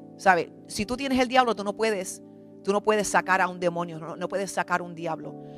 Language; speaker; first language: Spanish; early bilingual, heritage; Spanish